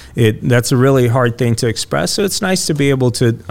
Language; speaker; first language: English; early bilingual, other home language; Russian